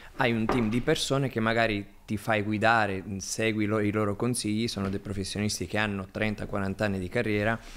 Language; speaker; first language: Italian; native; Italian